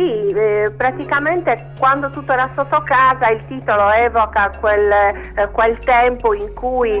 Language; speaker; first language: Italian; native; Italian